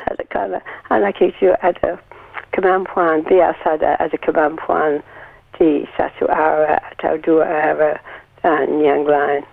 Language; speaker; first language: Indonesian; non-native, learner; English